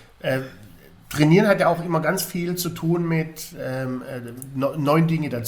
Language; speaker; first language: German; native; German